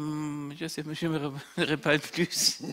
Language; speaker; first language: French; non-native, fluent; German